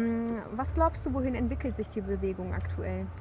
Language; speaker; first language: German; native; German